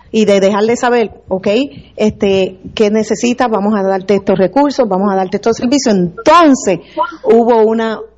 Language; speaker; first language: Spanish; native; Spanish